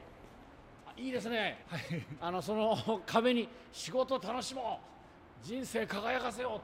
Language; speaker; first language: Japanese; native; Japanese